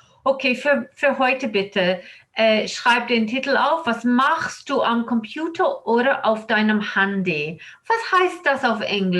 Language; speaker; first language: German; non-native, fluent; English